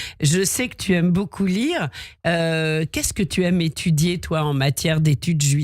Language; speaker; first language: French; native; French